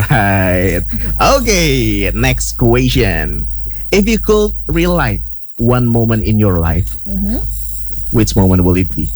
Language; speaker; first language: English; non-native, fluent; Indonesian